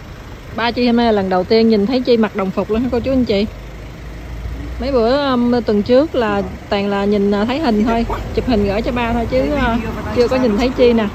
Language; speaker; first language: Vietnamese; native; Vietnamese